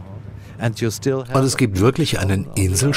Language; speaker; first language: German; native; German